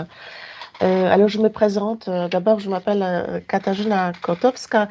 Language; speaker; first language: French; non-native, fluent; Polish